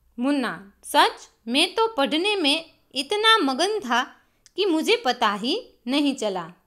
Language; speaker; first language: Hindi; non-native, local second language; Gujarati